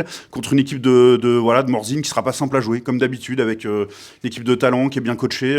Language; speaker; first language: French; native; French